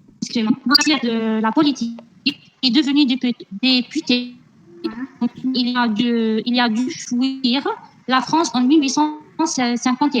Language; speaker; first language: French; non-native, learner; Arabic